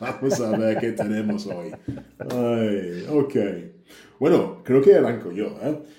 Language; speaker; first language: Spanish; non-native, fluent; English